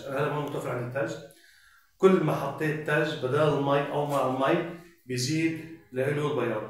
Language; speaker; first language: Arabic; native; Arabic